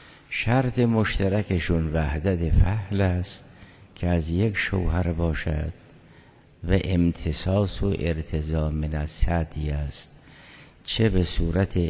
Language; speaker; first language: Persian; native; Persian